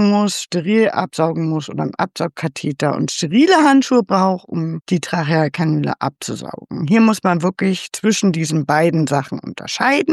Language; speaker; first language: German; native; German